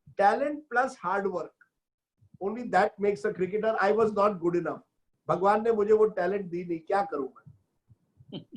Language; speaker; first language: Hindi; non-native, local second language; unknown